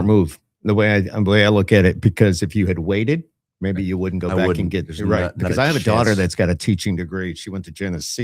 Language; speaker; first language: English; native; English